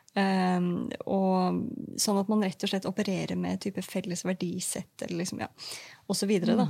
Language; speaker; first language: Norwegian; native; Norwegian